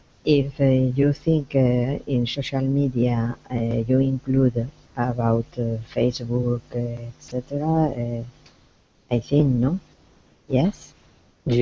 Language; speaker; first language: English; non-native, learner; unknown